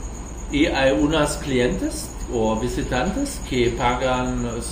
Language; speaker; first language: Spanish; non-native, learner; German